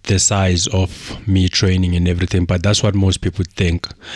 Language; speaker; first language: English; non-native, local second language; Xhosa